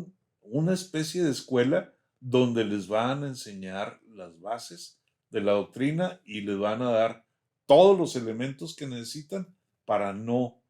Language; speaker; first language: Spanish; native; Spanish